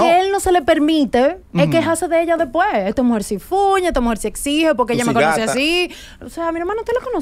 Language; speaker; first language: Spanish; native; Spanish